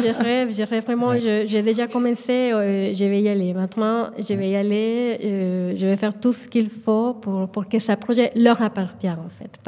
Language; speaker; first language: French; non-native, fluent; Spanish